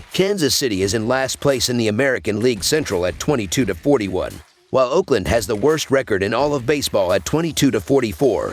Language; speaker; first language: English; native; English